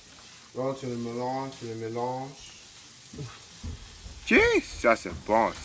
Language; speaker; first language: French; non-native, learner; English